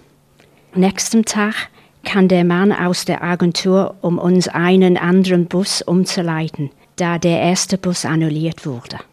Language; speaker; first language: German; non-native, fluent; English